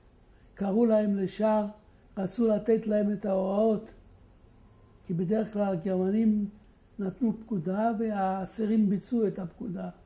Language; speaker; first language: Hebrew; non-native, fluent; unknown